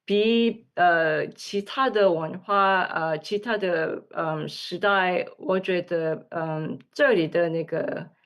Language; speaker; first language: Chinese; non-native, learner; English